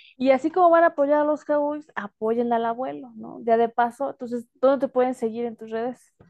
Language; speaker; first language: Spanish; native; Spanish